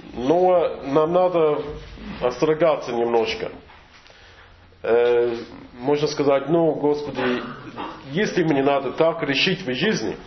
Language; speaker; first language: Russian; non-native, fluent; English